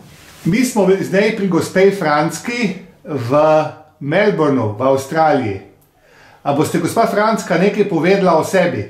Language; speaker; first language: Slovenian; native; Slovenian